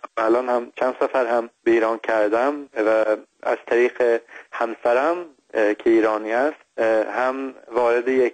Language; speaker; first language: Persian; non-native, fluent; Swedish